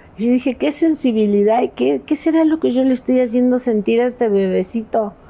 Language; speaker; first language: Spanish; native; Spanish